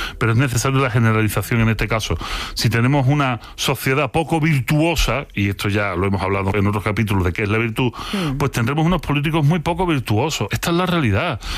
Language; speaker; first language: Spanish; native; Spanish